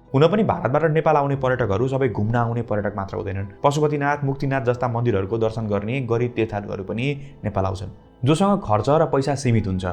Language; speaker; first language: Nepali; native; Nepali